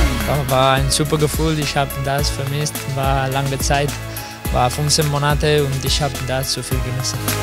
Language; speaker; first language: German; non-native, learner; Spanish